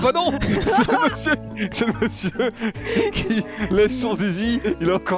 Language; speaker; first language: French; native; French